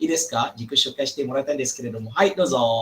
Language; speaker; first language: Japanese; non-native, fluent; Malay